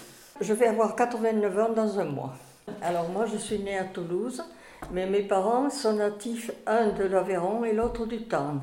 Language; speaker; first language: French; native; French